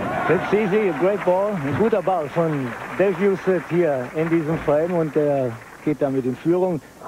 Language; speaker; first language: German; native; German